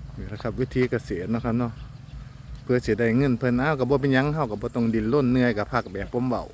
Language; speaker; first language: Thai; non-native, local second language; Northeastern Thai